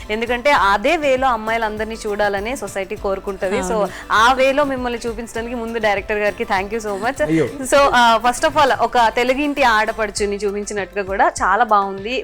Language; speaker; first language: Telugu; native; Telugu